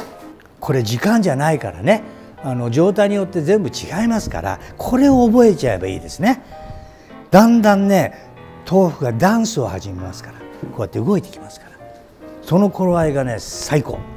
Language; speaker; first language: Japanese; native; Japanese